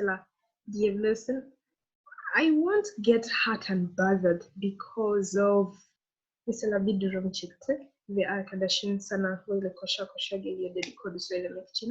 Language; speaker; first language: Turkish; non-native, learner; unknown